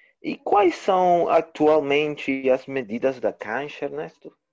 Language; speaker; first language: Portuguese; non-native, learner; Spanish